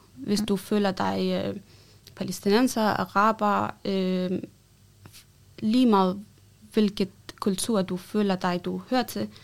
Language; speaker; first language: Danish; early bilingual, other home language; Arabic